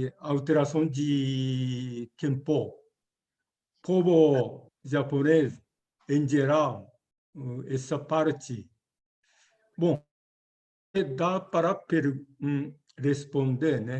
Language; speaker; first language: Portuguese; non-native, fluent; Japanese